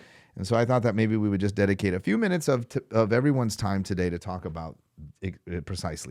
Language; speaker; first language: English; native; English